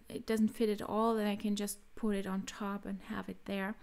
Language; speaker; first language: English; non-native, fluent; German